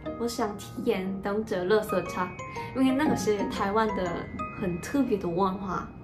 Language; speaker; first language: Chinese; non-native, learner; Korean